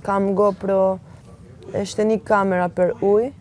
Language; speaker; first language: Albanian; early bilingual, heritage; Albanian